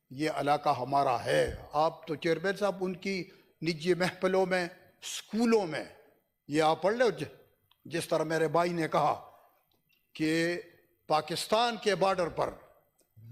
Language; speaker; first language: Urdu; non-native, local second language; Pashto